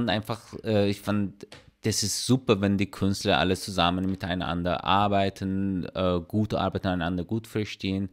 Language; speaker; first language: German; non-native, learner; Persian